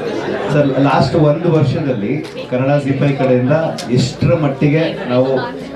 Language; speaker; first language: Kannada; native; Kannada